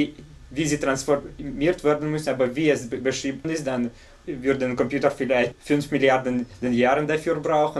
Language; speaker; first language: German; non-native, fluent; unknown